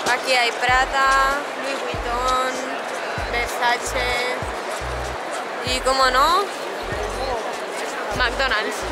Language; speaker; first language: Spanish; native; Spanish